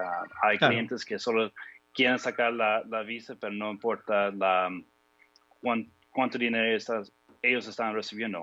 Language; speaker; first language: Spanish; non-native, fluent; English